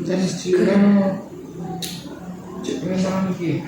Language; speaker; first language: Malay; non-native, local second language; Javanese